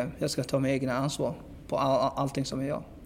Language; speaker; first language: Swedish; non-native, fluent; English